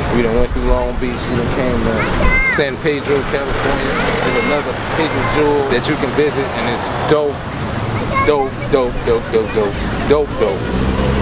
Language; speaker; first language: English; native; English